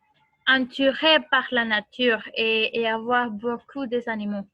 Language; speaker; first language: French; non-native, learner; Spanish